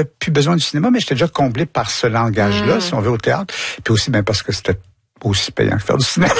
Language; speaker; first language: French; native; French